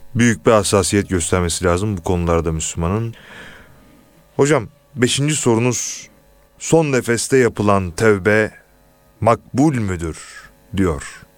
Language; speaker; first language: Turkish; native; Turkish